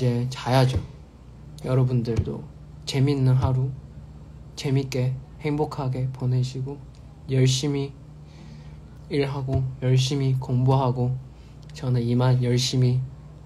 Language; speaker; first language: Korean; non-native, fluent; Chinese